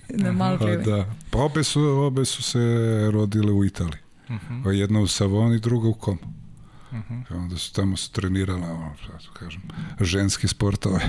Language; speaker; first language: Serbian; native; Serbian